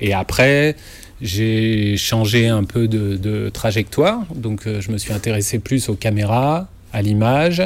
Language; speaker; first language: French; native; French